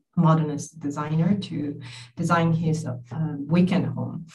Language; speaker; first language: English; non-native, fluent; Chinese